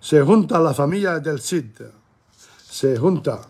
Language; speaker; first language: Spanish; non-native, learner; English